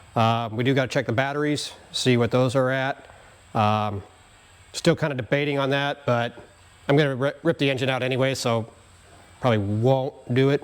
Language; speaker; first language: English; native; English